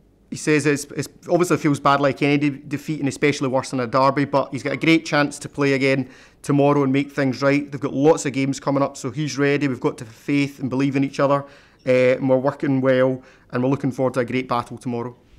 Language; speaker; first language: English; native; English